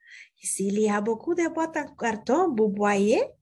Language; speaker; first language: French; non-native, fluent; Spanish